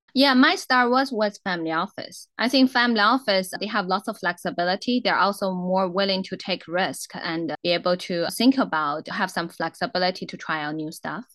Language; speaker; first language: English; non-native, fluent; Chinese